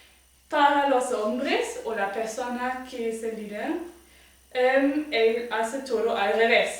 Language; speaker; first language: Spanish; non-native, fluent; German